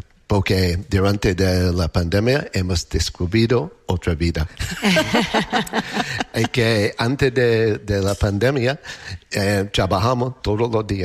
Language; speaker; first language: Spanish; non-native, learner; English